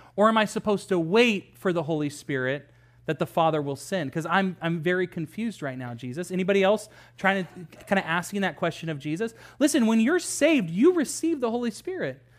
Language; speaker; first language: English; native; English